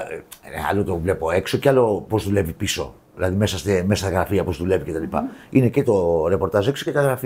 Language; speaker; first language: Greek; native; Greek